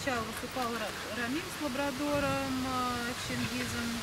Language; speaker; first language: Russian; native; Russian